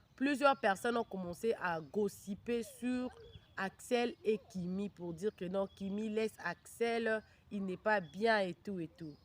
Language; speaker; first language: French; non-native, local second language; Lingala